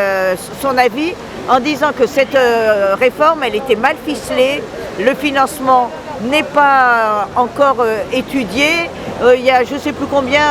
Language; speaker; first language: French; native; French